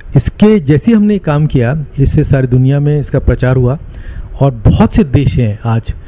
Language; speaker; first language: Hindi; native; Hindi